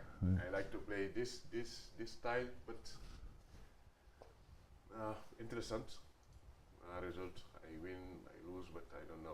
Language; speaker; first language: English; non-native, learner; Wolof